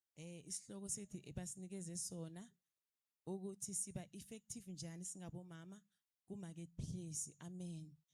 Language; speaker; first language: Zulu; non-native, local second language; South Ndebele